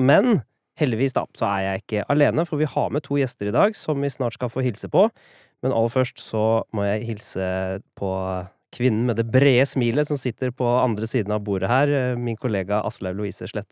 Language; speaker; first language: Norwegian; native; Norwegian